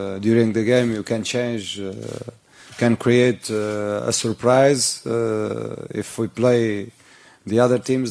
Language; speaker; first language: English; non-native, learner; Portuguese